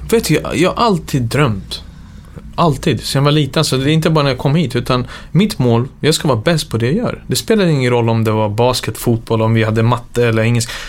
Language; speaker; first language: Swedish; early bilingual, other home language; Serbian